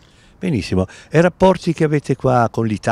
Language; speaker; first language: Italian; native; Italian